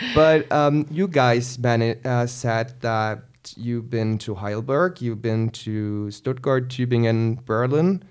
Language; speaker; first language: English; non-native, fluent; German